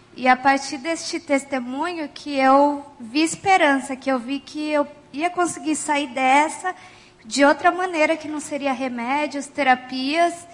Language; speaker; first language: Portuguese; native; Portuguese